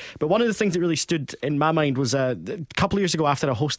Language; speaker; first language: English; native; English